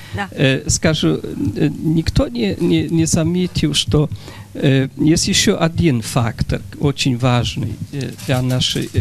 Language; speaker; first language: Russian; non-native, fluent; Polish